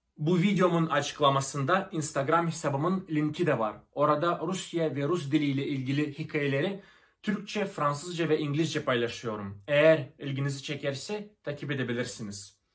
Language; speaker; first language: Turkish; non-native, fluent; Russian